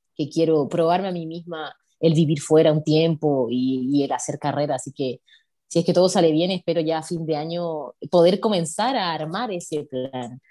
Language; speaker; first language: Spanish; native; Spanish